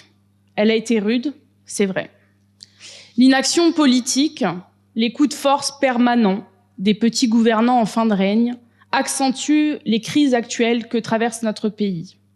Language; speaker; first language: French; native; French